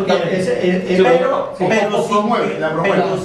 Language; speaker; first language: Spanish; native; Spanish